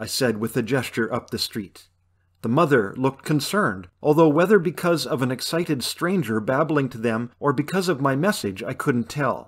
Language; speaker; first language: English; native; English